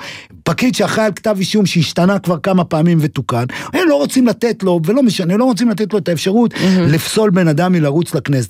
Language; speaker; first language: Hebrew; native; Hebrew